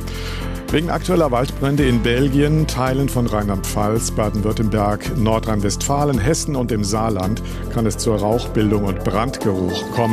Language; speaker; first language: German; native; German